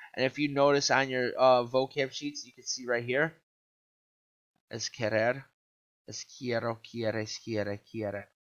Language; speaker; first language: Spanish; non-native, learner; English